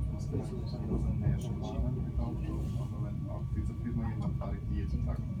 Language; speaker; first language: German; non-native, learner; Somali